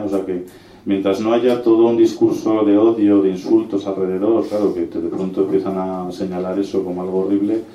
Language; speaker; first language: Spanish; native; Spanish